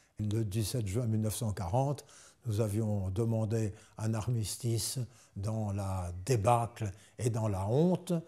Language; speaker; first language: French; native; French